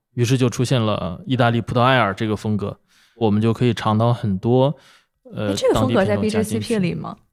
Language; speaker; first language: Chinese; native; Chinese